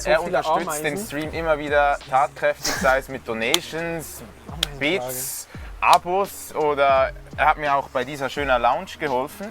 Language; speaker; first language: German; native; German